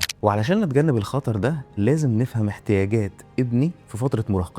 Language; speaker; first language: Arabic; native; Arabic